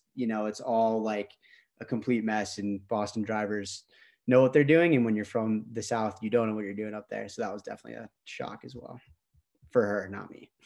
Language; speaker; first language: English; native; English